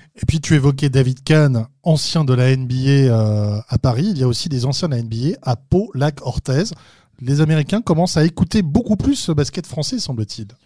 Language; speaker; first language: French; native; French